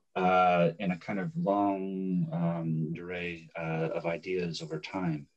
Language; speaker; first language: English; native; English